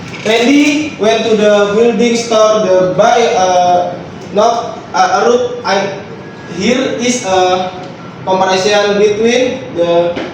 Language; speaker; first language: English; non-native, learner; Indonesian